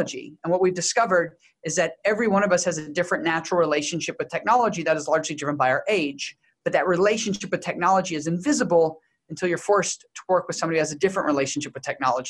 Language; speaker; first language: English; native; English